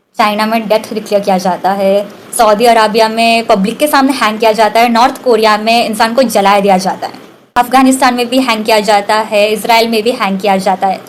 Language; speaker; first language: Hindi; non-native, local second language; Bangla